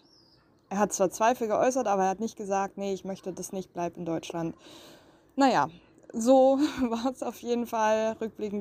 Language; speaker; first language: German; native; German